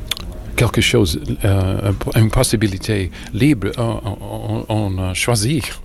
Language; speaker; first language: French; non-native, fluent; English